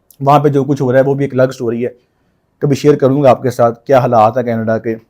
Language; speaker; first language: Urdu; non-native, local second language; Punjabi